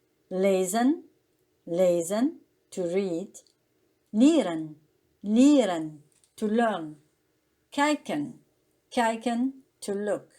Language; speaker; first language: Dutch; non-native, learner; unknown